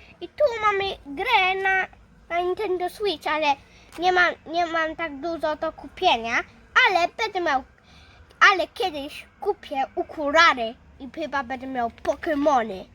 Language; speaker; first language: Polish; early bilingual, heritage; Polish